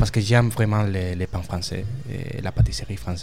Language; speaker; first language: French; non-native, learner; Spanish